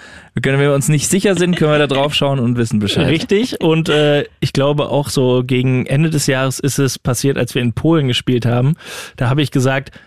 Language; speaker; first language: German; native; German